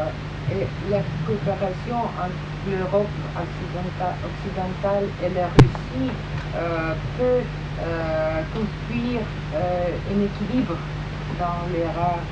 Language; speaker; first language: French; non-native, fluent; Russian